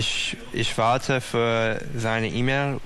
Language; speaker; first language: German; non-native, learner; English